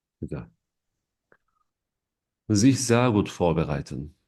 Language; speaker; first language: German; non-native, fluent; Turkish